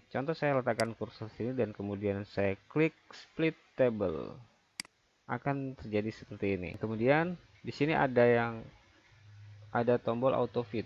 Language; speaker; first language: Indonesian; native; Indonesian